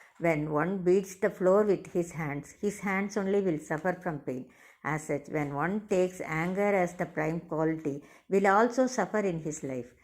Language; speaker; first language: English; non-native, local second language; Tamil